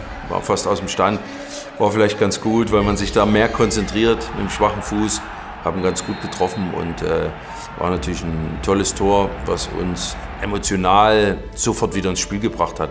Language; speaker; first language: German; native; German